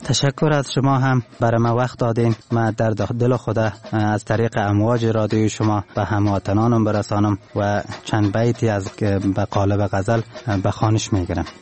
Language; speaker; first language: Persian; non-native, local second language; Turkmen